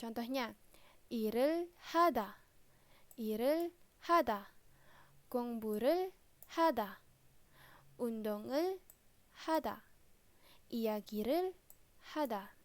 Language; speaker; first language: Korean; non-native, fluent; Indonesian